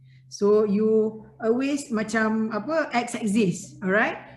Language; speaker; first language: English; non-native, local second language; Malay